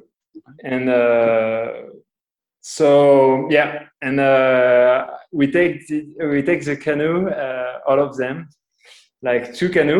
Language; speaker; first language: English; non-native, learner; French